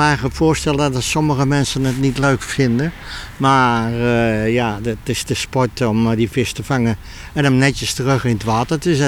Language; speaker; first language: Dutch; native; Dutch